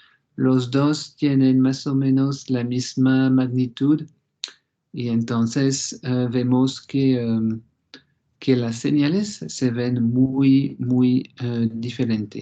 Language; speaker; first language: Spanish; non-native, fluent; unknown